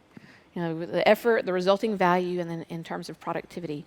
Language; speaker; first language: English; native; English